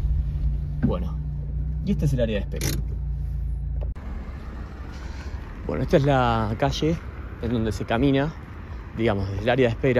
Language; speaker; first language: Spanish; native; Spanish